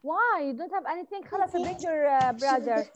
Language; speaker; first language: English; non-native, fluent; Arabic